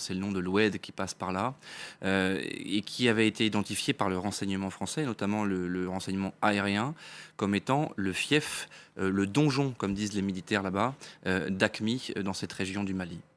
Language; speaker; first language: French; native; French